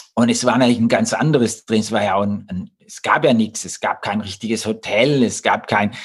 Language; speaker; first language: German; native; German